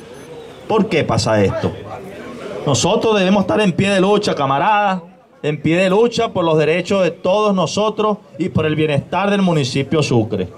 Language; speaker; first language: Spanish; native; Spanish